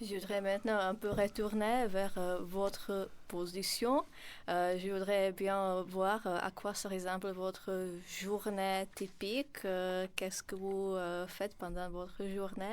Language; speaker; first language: French; non-native, fluent; Czech